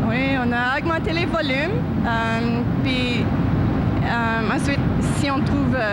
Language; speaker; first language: French; non-native, local second language; English